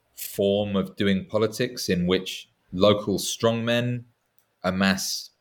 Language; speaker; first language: English; native; English